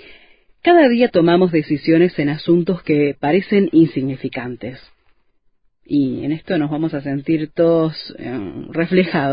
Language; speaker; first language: Spanish; native; Spanish